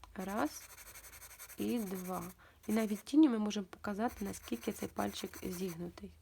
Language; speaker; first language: Ukrainian; non-native, local second language; Russian